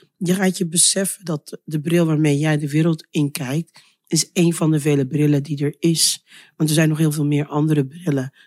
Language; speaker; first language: Dutch; early bilingual, other home language; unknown